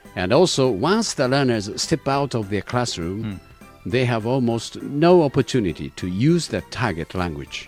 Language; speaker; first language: English; non-native, fluent; Japanese